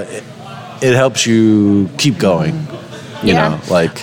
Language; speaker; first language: English; native; English